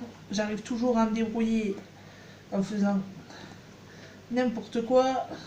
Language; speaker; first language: French; native; French